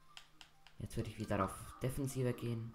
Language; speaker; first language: German; native; German